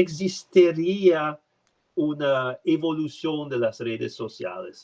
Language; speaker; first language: Spanish; non-native, learner; French